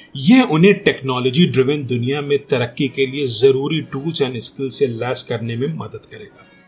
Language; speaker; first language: Hindi; native; Hindi